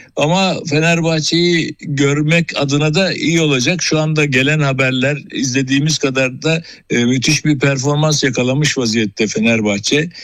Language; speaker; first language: Turkish; native; Turkish